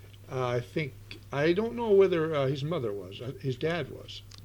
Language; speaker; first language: English; early bilingual, other home language; Dutch